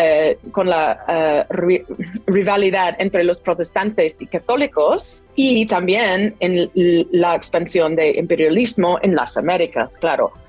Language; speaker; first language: Spanish; non-native, fluent; English